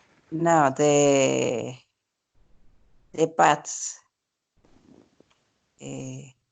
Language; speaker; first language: English; non-native, learner; Spanish